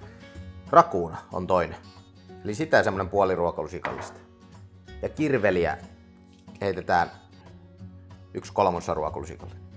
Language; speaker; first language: Finnish; native; Finnish